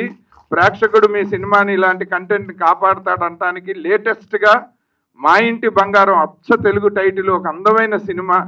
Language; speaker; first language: Telugu; native; Telugu